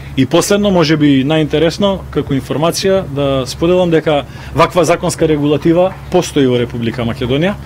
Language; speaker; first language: Macedonian; native; Macedonian